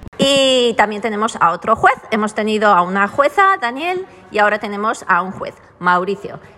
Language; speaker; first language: Spanish; native; Spanish